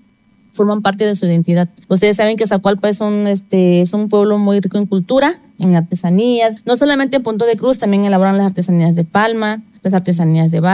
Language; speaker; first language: Spanish; native; Spanish